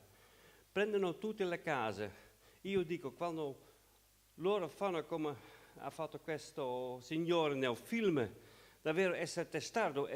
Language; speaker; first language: Italian; non-native, fluent; Dutch